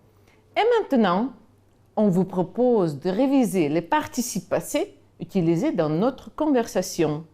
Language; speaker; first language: French; non-native, fluent; Ukrainian